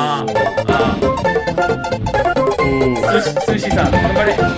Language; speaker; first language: Japanese; non-native, fluent; English